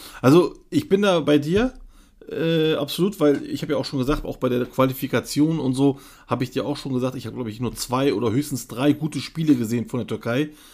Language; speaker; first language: German; early bilingual, other home language; Turkish